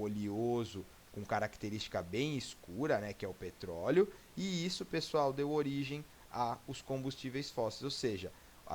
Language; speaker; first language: Portuguese; native; Portuguese